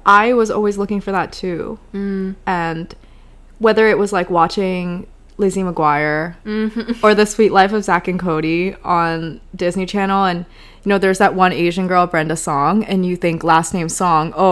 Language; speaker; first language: English; native; English